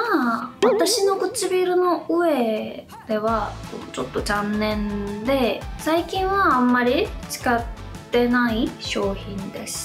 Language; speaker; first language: Japanese; non-native, fluent; Korean